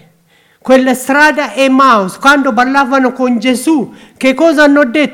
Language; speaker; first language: Italian; non-native, learner; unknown